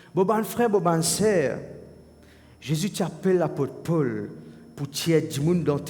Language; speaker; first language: French; non-native, local second language; Morisyen